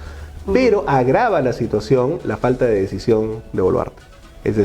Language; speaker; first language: Spanish; native; Spanish